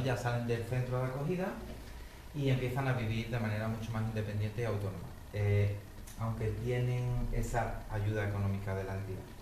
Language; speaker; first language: Spanish; native; Spanish